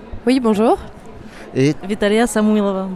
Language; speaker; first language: French; non-native, fluent; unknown